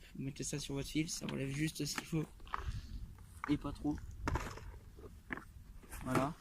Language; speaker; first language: French; native; French